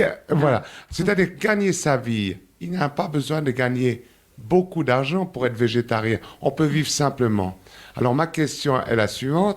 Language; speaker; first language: French; native; French